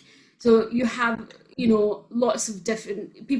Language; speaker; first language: English; native; English